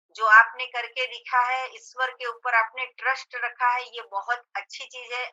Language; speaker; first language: Hindi; non-native, local second language; Gujarati